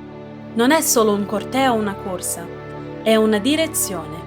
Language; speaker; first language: Italian; native; Italian